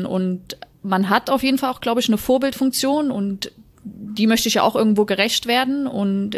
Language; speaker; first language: German; native; German